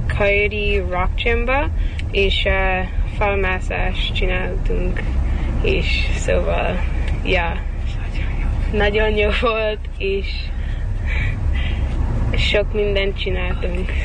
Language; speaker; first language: Hungarian; early bilingual, heritage; Hungarian